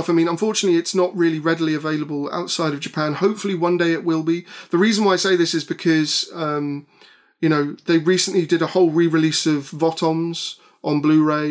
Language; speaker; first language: English; native; English